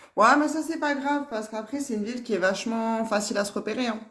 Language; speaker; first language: French; native; French